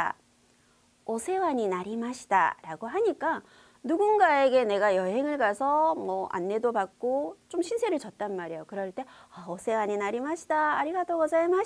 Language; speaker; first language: Korean; native; Korean